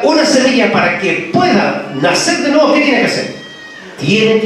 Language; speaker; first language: Spanish; native; Spanish